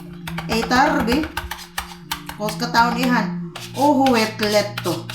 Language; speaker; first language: Finnish; non-native, learner; Filipino